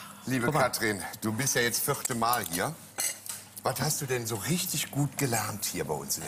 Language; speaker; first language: German; native; German